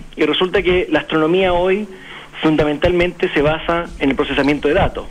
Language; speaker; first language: Spanish; native; Spanish